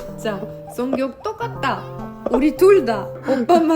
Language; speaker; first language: Korean; non-native, fluent; Arabic